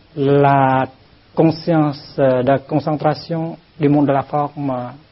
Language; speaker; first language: French; non-native, fluent; Vietnamese